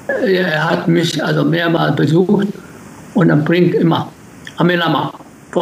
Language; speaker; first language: German; non-native, learner; Japanese